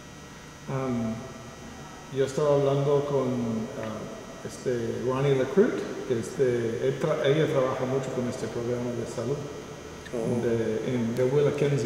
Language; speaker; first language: Spanish; non-native, fluent; English